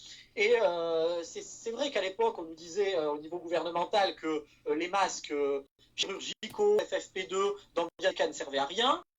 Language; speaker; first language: French; native; French